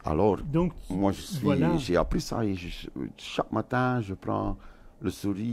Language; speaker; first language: French; non-native, local second language; Dutch